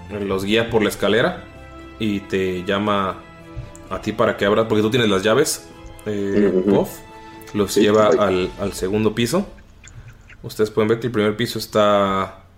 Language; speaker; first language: Spanish; native; Spanish